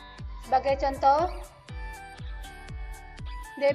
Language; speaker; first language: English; non-native, fluent; Indonesian